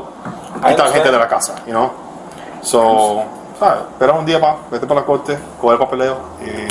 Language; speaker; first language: Spanish; early bilingual, heritage; Spanish